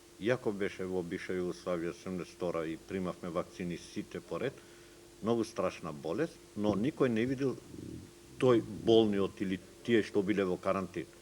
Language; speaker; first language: Macedonian; non-native, local second language; Turkish